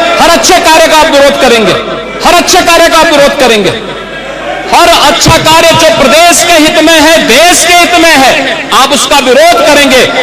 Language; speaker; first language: Hindi; native; Hindi